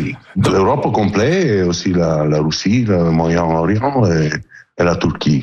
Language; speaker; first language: French; non-native, learner; Italian